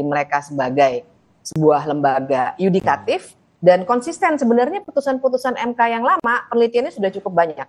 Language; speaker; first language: Indonesian; native; Indonesian